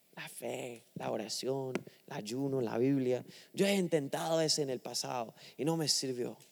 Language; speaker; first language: Spanish; non-native, fluent; English